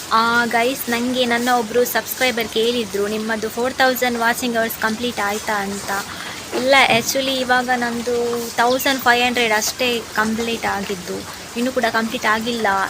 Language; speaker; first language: Kannada; non-native, local second language; Tulu